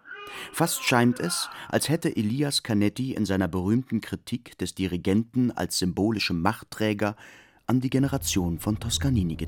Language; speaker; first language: German; native; German